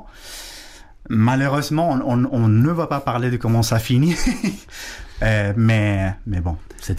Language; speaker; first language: French; non-native, fluent; Spanish